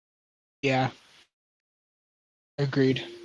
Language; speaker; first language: English; native; English